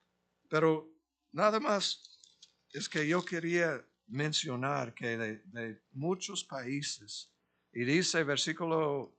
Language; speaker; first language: Spanish; non-native, fluent; English